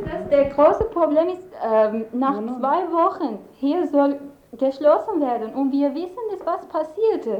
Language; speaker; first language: German; non-native, learner; Persian